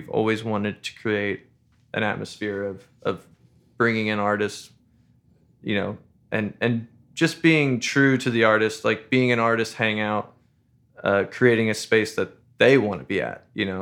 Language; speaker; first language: English; native; English